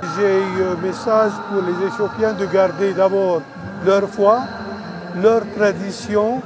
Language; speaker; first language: French; non-native, local second language; Arabic